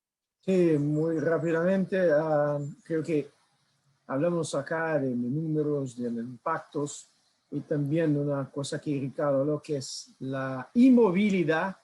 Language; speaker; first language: Spanish; non-native, fluent; Portuguese